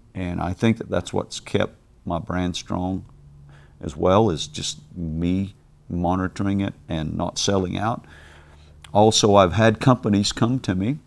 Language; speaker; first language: English; native; English